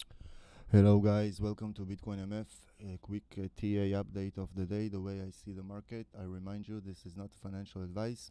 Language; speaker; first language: English; non-native, fluent; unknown